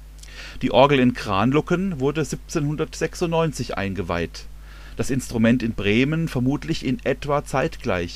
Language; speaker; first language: German; native; German